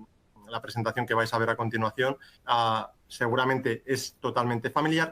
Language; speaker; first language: Spanish; native; Spanish